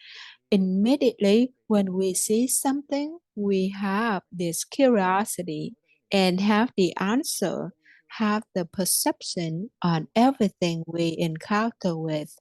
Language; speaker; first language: English; non-native, fluent; Vietnamese